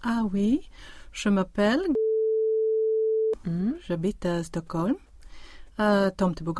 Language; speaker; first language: French; non-native, learner; Swedish